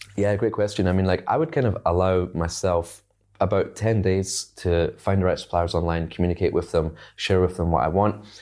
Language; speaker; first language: English; native; English